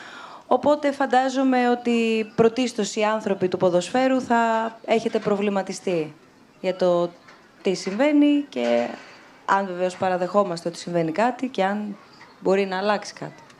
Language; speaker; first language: Greek; native; Greek